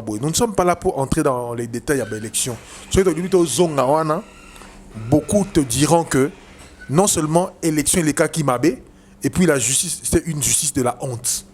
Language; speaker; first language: French; non-native, local second language; Lingala